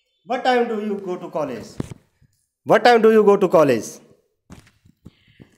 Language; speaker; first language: English; non-native, learner; Hindi